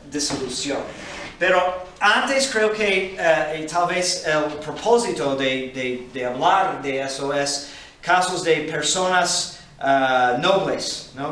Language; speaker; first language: Spanish; non-native, fluent; English